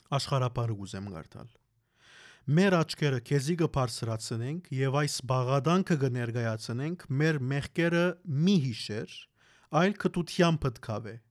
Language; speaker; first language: Armenian; early bilingual, heritage; Armenian